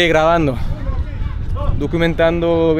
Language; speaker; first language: Spanish; non-native, fluent; French